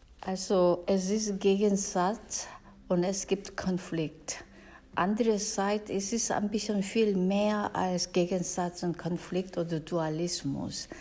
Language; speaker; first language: German; non-native, fluent; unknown